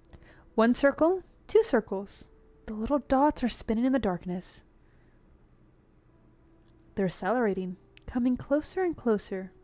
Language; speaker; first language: English; native; English